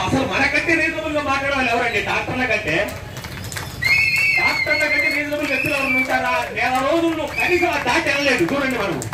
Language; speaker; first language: Telugu; native; Telugu